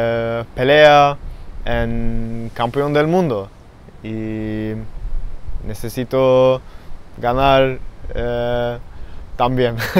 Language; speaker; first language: Spanish; non-native, learner; Swedish